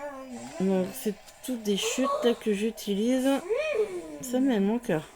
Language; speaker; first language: French; native; French